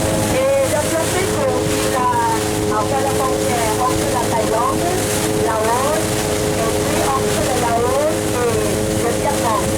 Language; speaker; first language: French; non-native, learner; Thai